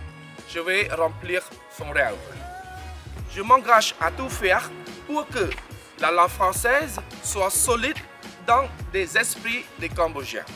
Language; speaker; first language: French; non-native, local second language; Khmer